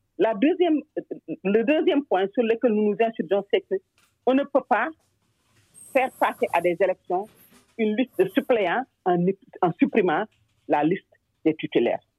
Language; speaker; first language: French; non-native, local second language; Wolof